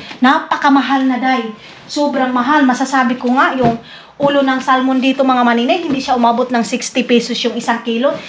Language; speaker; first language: Filipino; non-native, local second language; Cebuano